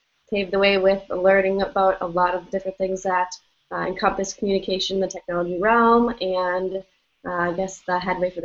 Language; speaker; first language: English; native; English